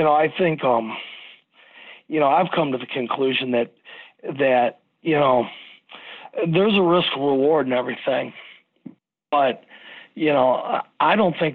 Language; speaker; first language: English; native; English